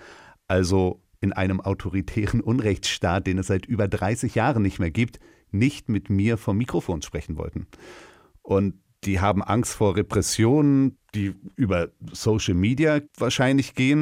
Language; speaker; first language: German; native; German